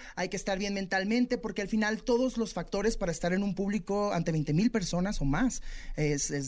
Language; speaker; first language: Spanish; native; Spanish